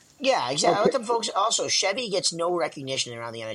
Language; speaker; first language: English; native; English